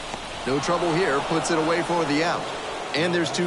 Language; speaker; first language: English; native; English